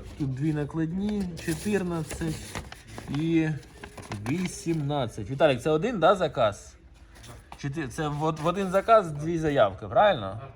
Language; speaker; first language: Ukrainian; native; Ukrainian